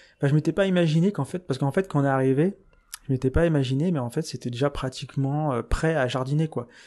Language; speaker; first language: French; native; French